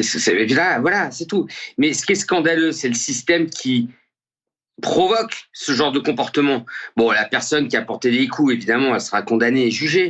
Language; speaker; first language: French; native; French